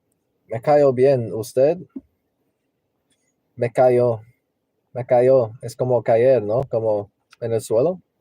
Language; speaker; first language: Spanish; non-native, learner; English